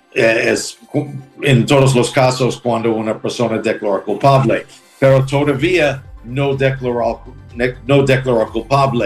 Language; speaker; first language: Spanish; non-native, learner; English